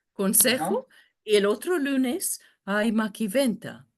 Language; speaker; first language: Spanish; non-native, fluent; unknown